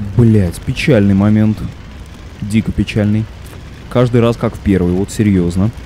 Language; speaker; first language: Russian; native; Russian